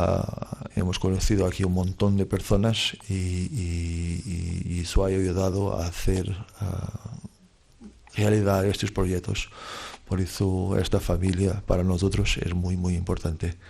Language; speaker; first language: Spanish; non-native, fluent; Portuguese